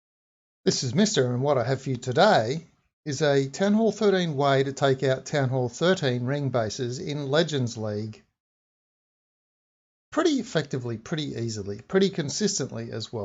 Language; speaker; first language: English; native; English